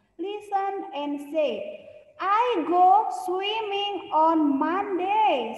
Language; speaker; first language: English; non-native, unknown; Indonesian